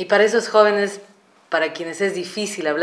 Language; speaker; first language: Spanish; native; Spanish